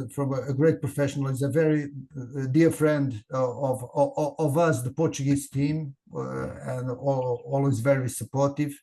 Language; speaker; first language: English; non-native, fluent; Portuguese